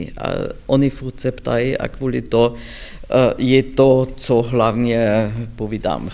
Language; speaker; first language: Czech; non-native, learner; German